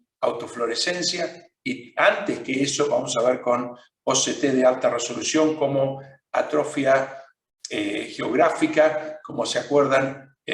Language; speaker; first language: Spanish; non-native, fluent; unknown